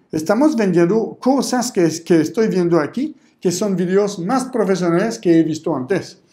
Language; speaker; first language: Spanish; non-native, fluent; French